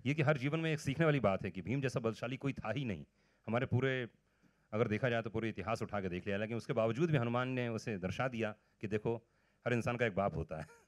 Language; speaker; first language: Hindi; native; Hindi